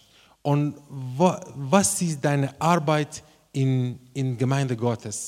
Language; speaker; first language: German; non-native, learner; Persian